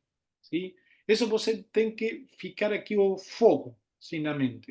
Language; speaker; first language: Portuguese; non-native, learner; Spanish